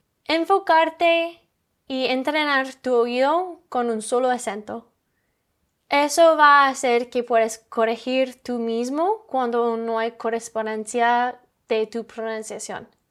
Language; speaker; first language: Spanish; non-native, fluent; English